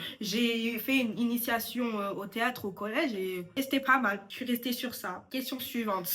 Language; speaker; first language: French; early bilingual, other home language; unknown